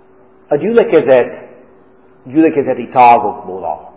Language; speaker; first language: Hungarian; non-native, fluent; English